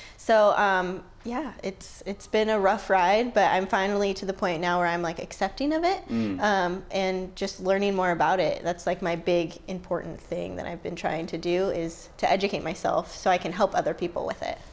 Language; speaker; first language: English; native; English